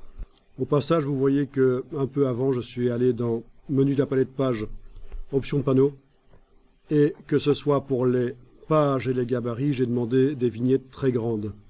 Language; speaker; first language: French; native; French